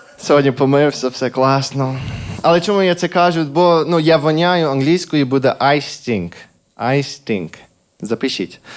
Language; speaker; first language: Ukrainian; non-native, fluent; English